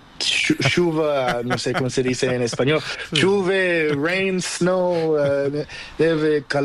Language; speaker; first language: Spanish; non-native, learner; Portuguese